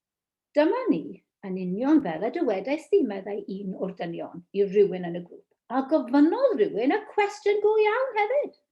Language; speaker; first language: Welsh; non-native, local second language; English